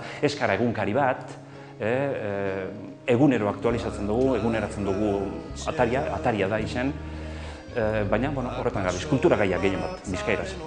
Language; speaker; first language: Basque; native; Basque